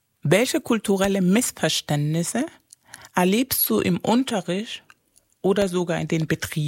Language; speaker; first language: German; non-native, fluent; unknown